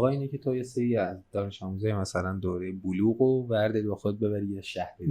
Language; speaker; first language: Persian; native; Persian